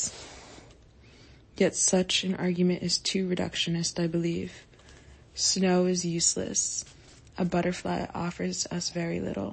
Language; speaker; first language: English; native; English